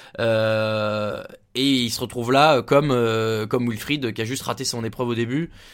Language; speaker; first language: French; native; French